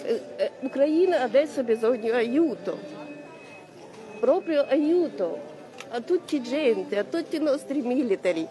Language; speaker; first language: Italian; non-native, learner; Ukrainian